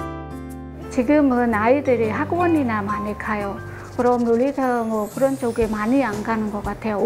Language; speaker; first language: Korean; non-native, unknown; Khmer